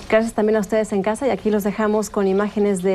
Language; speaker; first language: Spanish; native; Spanish